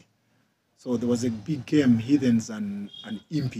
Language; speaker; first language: English; non-native, local second language; Ganda